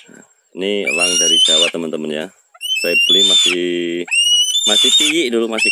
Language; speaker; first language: Malay; native; Malay